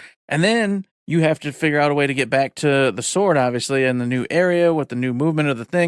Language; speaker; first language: English; native; English